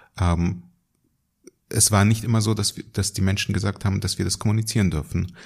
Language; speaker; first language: German; early bilingual, other home language; Russian